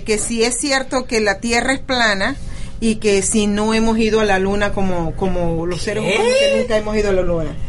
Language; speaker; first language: Spanish; native; Spanish